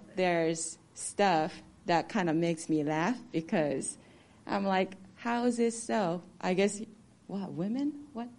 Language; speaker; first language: English; non-native, fluent; Japanese